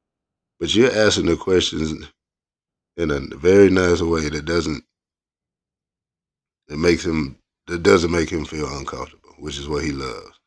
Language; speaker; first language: English; native; English